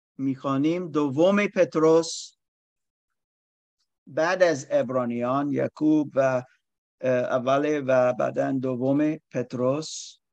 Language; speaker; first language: Persian; non-native, learner; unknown